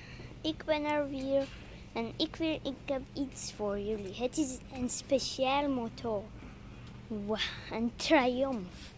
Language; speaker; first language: Dutch; non-native, learner; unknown